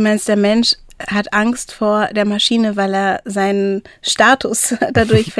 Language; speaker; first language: German; native; German